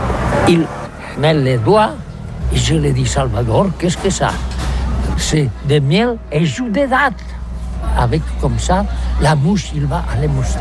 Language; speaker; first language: French; non-native, learner; Catalan